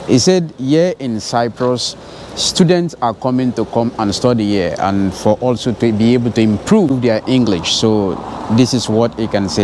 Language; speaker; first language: English; non-native, fluent; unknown